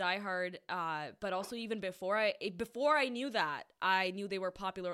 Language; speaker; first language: English; non-native, local second language; Hindi